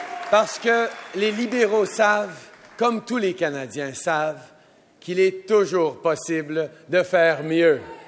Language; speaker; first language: French; native; French